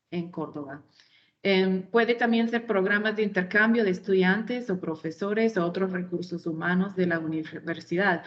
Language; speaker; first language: Spanish; non-native, fluent; English